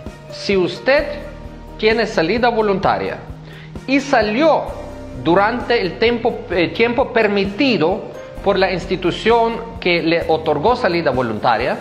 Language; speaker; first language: Spanish; non-native, fluent; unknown